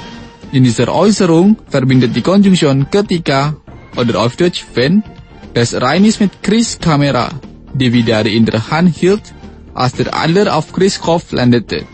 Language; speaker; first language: German; non-native, fluent; Indonesian